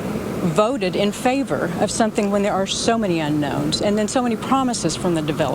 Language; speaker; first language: English; native; English